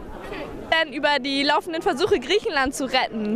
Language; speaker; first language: German; native; German